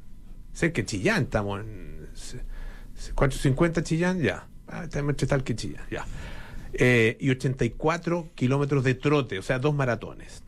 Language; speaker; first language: Spanish; native; Spanish